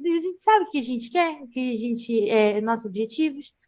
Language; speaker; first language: Portuguese; native; Portuguese